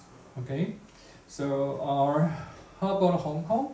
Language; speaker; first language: English; non-native, fluent; Chinese